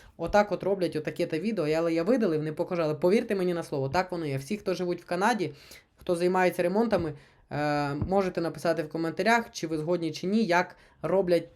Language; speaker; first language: Ukrainian; native; Ukrainian